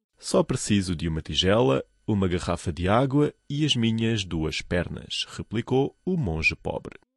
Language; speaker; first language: Portuguese; non-native, fluent; Chinese